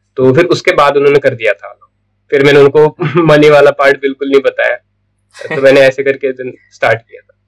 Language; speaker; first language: Hindi; non-native, local second language; Marathi